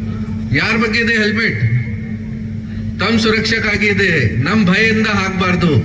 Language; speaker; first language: Kannada; non-native, local second language; Hindi